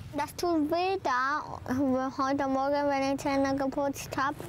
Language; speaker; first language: German; early bilingual, heritage; German